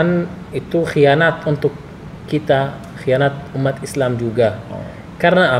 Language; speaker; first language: Indonesian; non-native, learner; Arabic